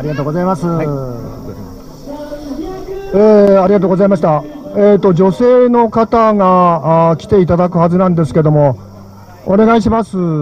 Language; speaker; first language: Japanese; native; Japanese